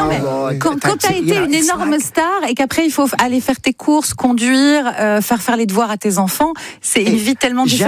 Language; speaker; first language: French; native; French